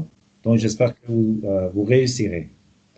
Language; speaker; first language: French; non-native, fluent; Persian